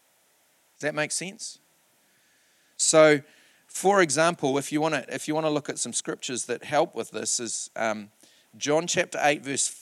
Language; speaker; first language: English; native; English